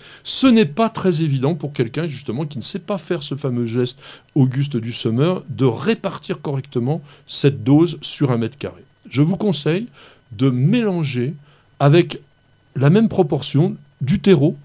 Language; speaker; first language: French; native; French